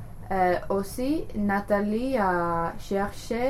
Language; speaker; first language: French; non-native, learner; English